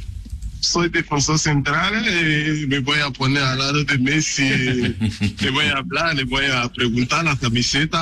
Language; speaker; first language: Spanish; non-native, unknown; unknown